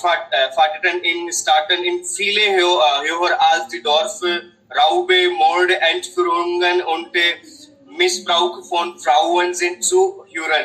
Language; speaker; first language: German; non-native, learner; Hindi